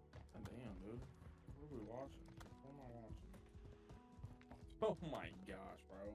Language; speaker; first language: English; native; English